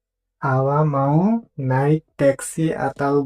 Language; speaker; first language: Indonesian; non-native, fluent; Nepali